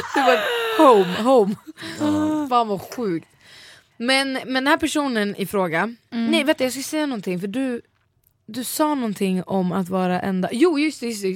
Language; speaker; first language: Swedish; early bilingual, other home language; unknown